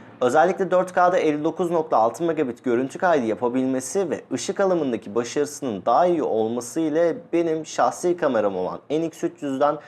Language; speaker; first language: Turkish; native; Turkish